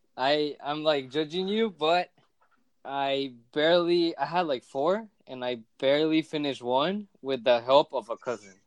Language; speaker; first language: English; early bilingual, other home language; Spanish